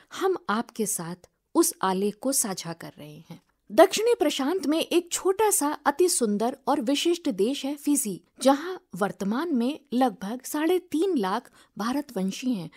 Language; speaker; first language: Hindi; native; Hindi